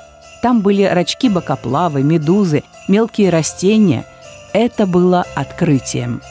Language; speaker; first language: Russian; native; Russian